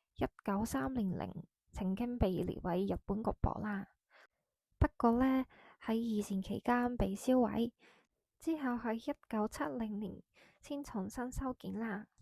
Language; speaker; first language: Cantonese; non-native, fluent; Japanese